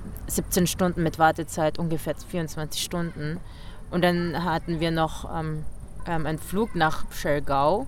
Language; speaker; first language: German; early bilingual, other home language; Filipino